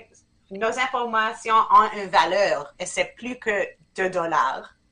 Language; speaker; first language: French; non-native, fluent; English